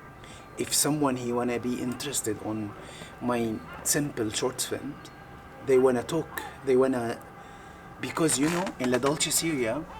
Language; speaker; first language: English; non-native, learner; Arabic